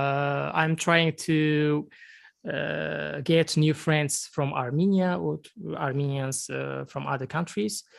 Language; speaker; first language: English; non-native, learner; Azerbaijani